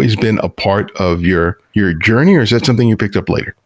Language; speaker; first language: English; early bilingual, other home language; Spanish